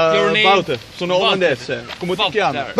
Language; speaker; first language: Italian; non-native, learner; Dutch